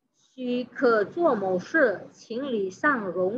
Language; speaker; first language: Chinese; non-native, fluent; Indonesian